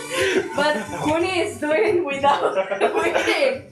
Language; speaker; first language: English; non-native, fluent; Spanish